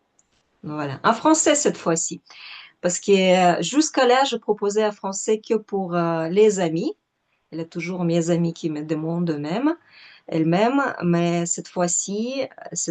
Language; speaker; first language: French; non-native, fluent; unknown